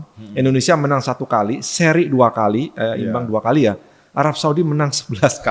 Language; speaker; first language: Indonesian; native; Indonesian